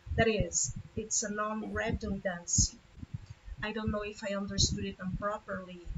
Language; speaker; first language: English; non-native, fluent; Portuguese